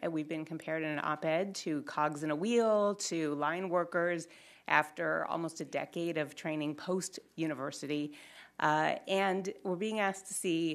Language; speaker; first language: English; native; English